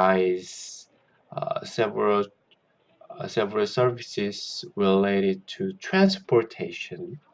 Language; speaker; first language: English; non-native, learner; Korean